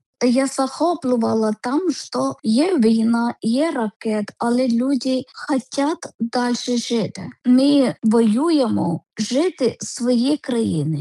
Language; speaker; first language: Ukrainian; non-native, learner; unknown